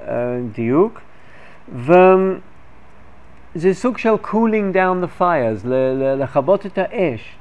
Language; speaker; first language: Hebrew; non-native, fluent; English